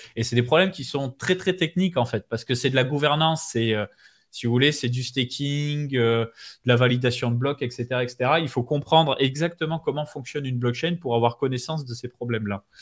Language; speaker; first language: French; native; French